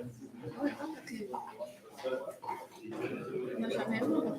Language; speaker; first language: French; non-native, fluent; Greek